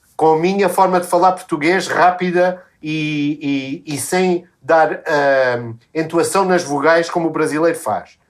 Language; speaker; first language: Portuguese; native; Portuguese